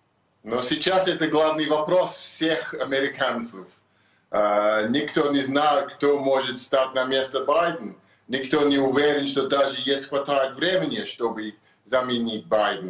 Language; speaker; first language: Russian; non-native, fluent; English